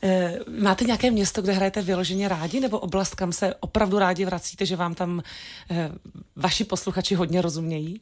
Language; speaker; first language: Czech; native; Czech